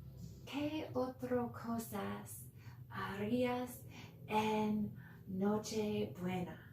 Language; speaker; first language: Spanish; non-native, learner; English